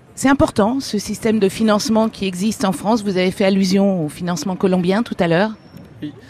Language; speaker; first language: French; native; French